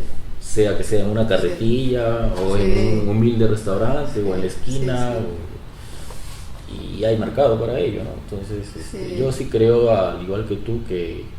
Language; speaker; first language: Spanish; native; Spanish